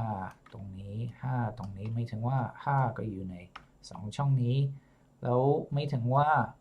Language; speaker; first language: Thai; non-native, fluent; English